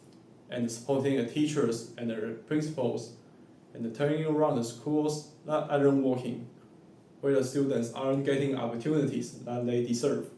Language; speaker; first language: English; non-native, learner; Chinese